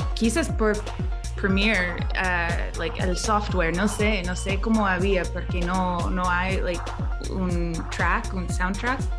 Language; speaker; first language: Spanish; non-native, learner; English